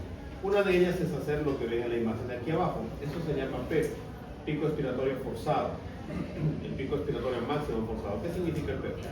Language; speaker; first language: Spanish; native; Spanish